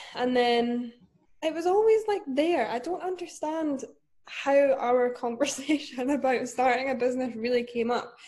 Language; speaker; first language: English; native; English